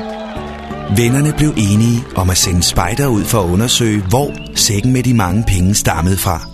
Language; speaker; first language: Danish; native; Danish